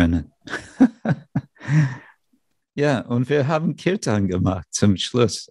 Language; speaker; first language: German; non-native, fluent; English